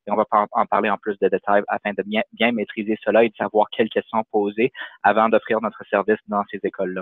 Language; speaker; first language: French; native; French